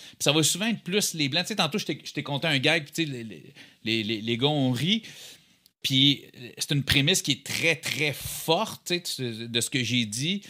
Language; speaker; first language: French; native; French